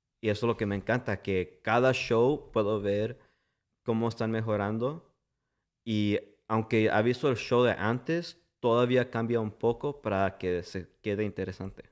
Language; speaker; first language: Spanish; early bilingual, heritage; English